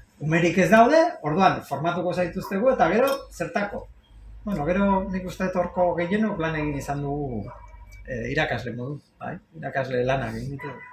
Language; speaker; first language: Basque; non-native, local second language; Spanish